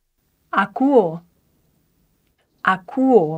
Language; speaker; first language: Greek; non-native, fluent; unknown